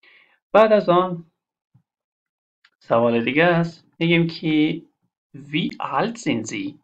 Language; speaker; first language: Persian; non-native, local second language; Pashto